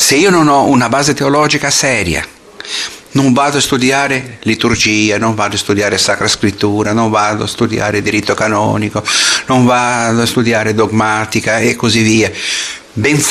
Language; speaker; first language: Italian; non-native, fluent; Portuguese